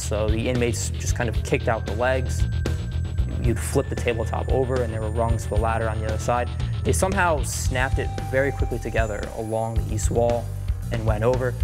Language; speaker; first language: English; native; English